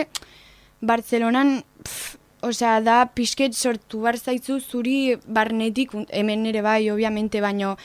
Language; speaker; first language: Basque; non-native, learner; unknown